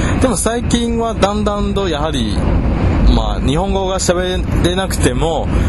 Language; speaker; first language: Japanese; non-native, fluent; Chinese